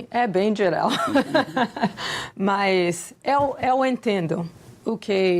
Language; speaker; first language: Portuguese; non-native, fluent; English